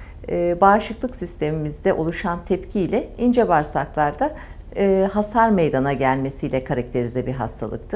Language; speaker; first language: Turkish; native; Turkish